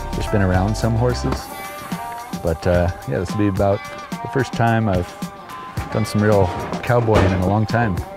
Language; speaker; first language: English; native; English